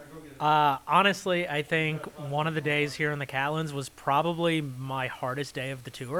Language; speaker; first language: English; native; English